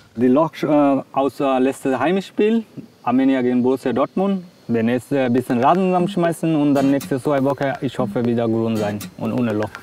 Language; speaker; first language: German; non-native, learner; Bangla